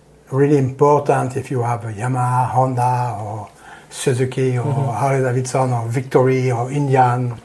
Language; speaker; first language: English; non-native, learner; French